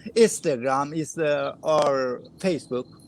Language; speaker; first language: English; non-native, learner; Kurdish